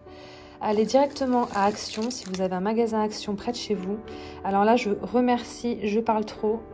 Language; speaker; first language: French; native; French